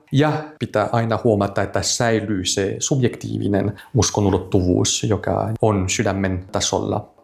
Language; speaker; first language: Finnish; non-native, fluent; French